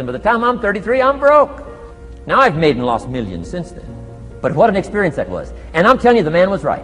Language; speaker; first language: English; native; English